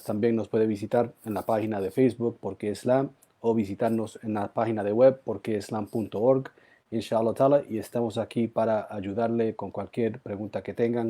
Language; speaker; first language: Spanish; early bilingual, heritage; Spanish